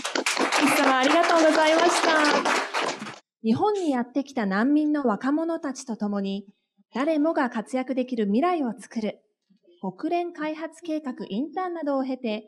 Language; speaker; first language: Japanese; native; Japanese